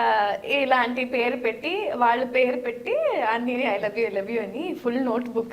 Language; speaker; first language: Telugu; non-native, learner; Tamil